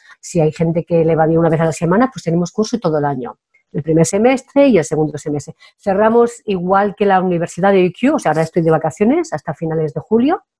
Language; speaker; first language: Spanish; native; Spanish